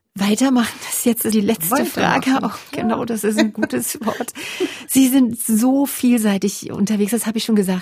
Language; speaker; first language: German; native; German